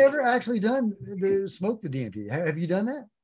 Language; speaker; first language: English; native; English